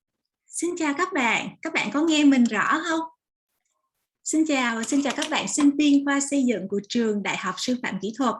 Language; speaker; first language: Vietnamese; native; Vietnamese